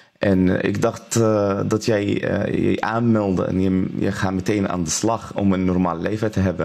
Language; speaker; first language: Dutch; non-native, learner; Arabic